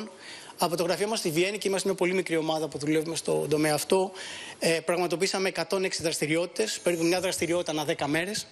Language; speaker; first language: Greek; native; Greek